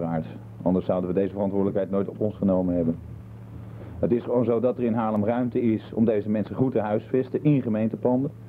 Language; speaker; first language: Dutch; native; Dutch